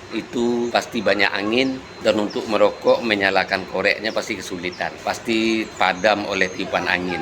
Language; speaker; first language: Indonesian; native; Indonesian